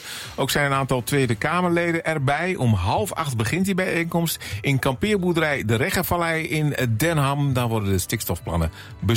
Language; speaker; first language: Dutch; native; Dutch